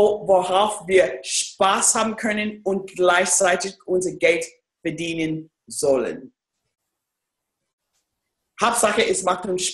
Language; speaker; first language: German; non-native, fluent; English